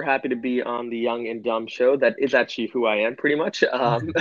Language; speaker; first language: English; native; English